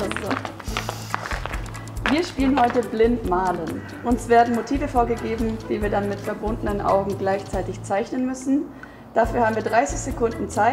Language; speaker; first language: German; native; German